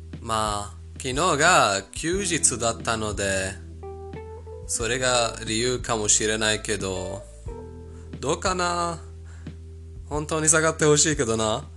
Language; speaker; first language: Japanese; non-native, fluent; Persian